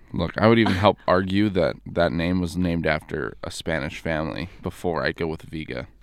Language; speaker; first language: English; native; English